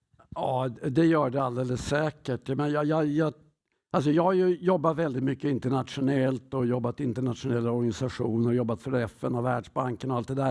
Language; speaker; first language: Swedish; native; Swedish